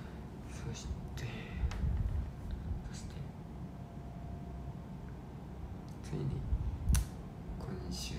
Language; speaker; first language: Japanese; non-native, fluent; Korean